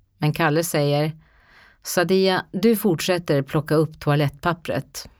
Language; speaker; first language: Swedish; native; Swedish